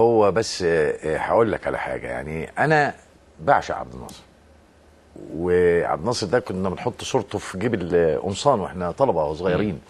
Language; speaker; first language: Arabic; native; Arabic